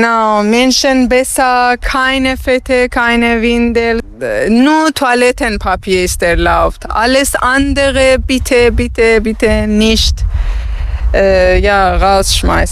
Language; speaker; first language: German; non-native, learner; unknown